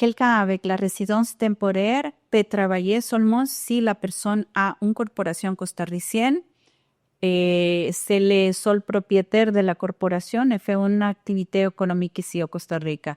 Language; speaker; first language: French; non-native, fluent; Spanish